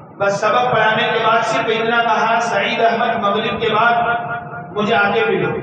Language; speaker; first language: Urdu; non-native, local second language; Gujarati